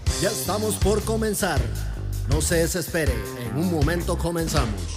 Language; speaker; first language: Spanish; native; Spanish